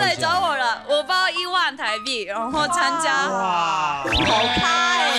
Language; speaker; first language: Chinese; non-native, fluent; Japanese